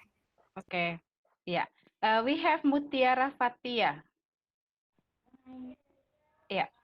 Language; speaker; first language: English; non-native, fluent; Indonesian